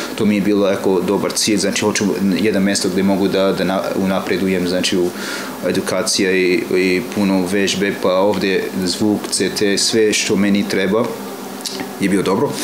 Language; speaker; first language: Serbian; non-native, fluent; Arabic